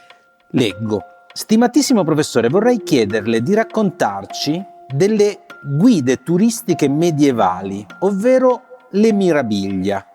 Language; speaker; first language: Italian; native; Italian